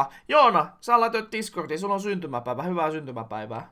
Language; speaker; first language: Finnish; native; Finnish